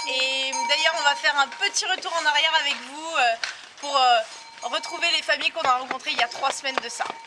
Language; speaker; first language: French; native; French